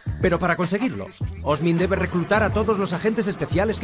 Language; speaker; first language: Spanish; native; Spanish